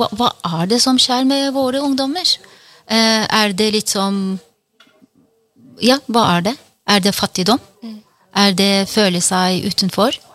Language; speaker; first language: Norwegian; non-native, fluent; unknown